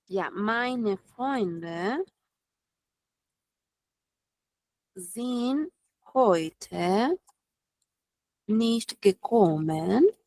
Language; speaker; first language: German; non-native, fluent; Spanish